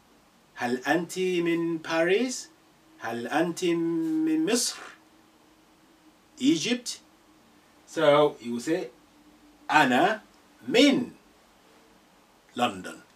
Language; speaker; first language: Arabic; non-native, fluent; English